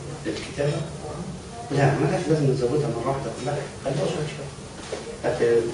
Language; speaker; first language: Swedish; non-native, learner; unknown